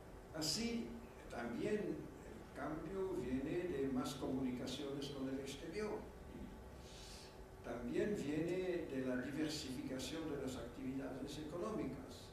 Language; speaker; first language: Spanish; non-native, fluent; French